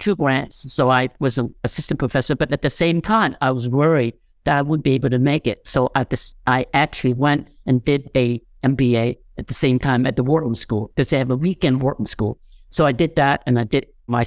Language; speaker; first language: English; non-native, local second language; Cantonese